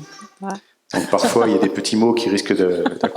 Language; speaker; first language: French; native; French